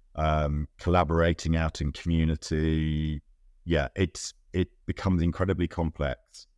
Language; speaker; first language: English; native; English